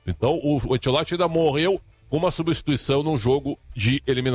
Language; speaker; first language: Portuguese; native; Portuguese